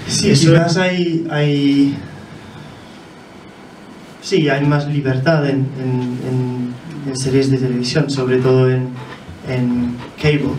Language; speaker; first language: Spanish; non-native, fluent; English